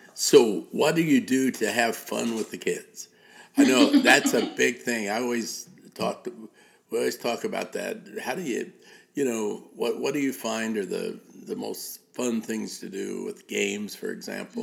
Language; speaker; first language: English; native; English